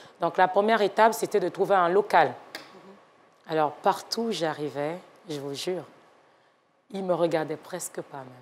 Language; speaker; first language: French; non-native, local second language; Yoruba